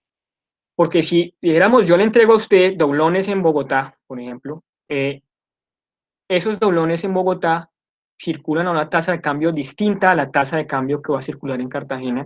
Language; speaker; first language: Spanish; native; Spanish